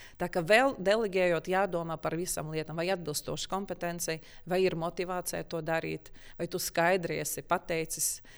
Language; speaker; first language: Latvian; non-native, local second language; Russian